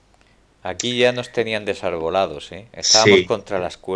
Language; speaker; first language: Spanish; native; Spanish